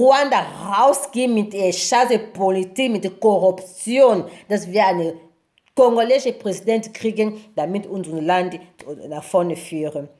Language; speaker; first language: German; non-native, learner; Lingala